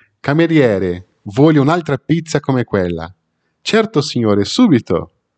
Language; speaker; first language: Italian; non-native, fluent; Portuguese